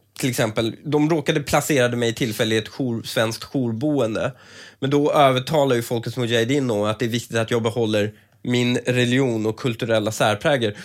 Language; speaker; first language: Swedish; early bilingual, other home language; Persian